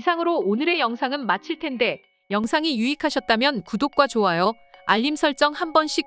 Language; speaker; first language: Korean; native; Korean